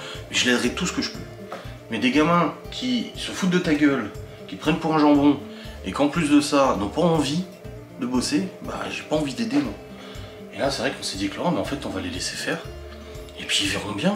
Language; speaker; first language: French; native; French